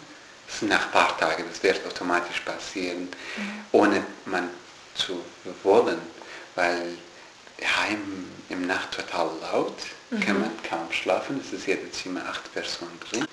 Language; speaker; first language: German; non-native, learner; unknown